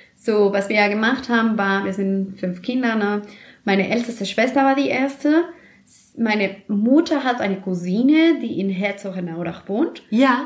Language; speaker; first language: German; non-native, fluent; Spanish